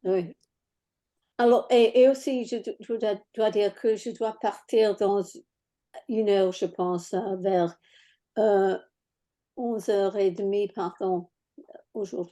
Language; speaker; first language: French; non-native, learner; English